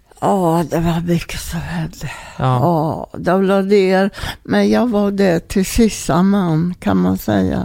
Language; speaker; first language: Swedish; non-native, fluent; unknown